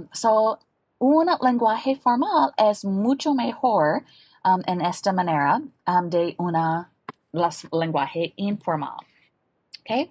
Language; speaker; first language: Spanish; non-native, learner; English